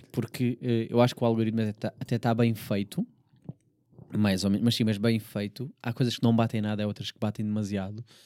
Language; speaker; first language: Portuguese; native; Portuguese